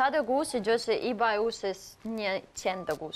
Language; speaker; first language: Chinese; non-native, learner; English